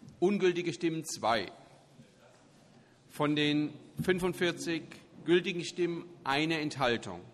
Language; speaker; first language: German; native; German